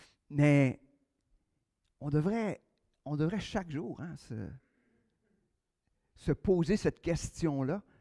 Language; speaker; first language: French; native; French